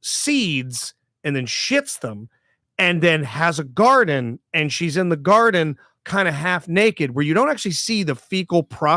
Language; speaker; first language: English; native; English